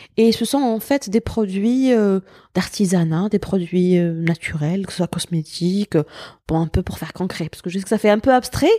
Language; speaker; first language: French; non-native, local second language; Berber languages